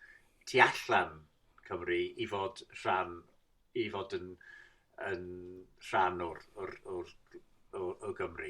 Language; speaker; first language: Welsh; non-native, fluent; English